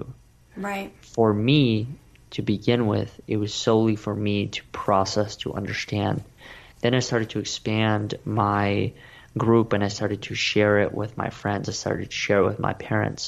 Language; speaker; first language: English; early bilingual, other home language; Russian